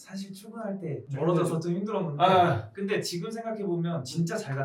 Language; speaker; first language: Korean; native; Korean